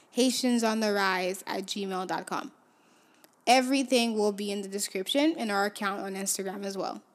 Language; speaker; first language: English; early bilingual, other home language; Haitian Creole